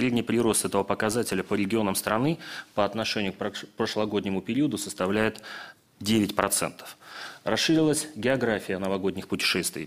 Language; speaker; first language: Russian; native; Russian